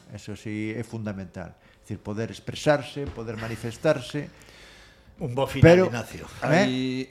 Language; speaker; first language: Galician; non-native, local second language; Spanish